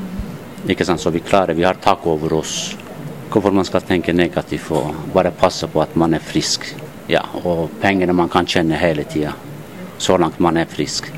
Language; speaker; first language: Norwegian; non-native, learner; Turkish